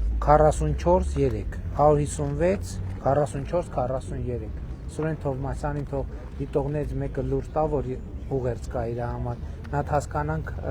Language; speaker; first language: Armenian; native; Armenian